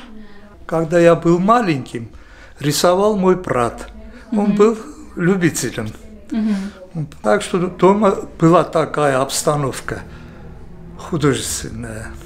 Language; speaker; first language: Russian; non-native, local second language; Armenian